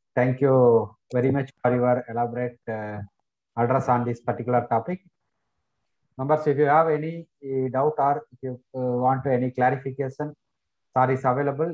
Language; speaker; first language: English; non-native, local second language; Tamil